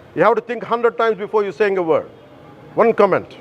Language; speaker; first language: English; non-native, local second language; Telugu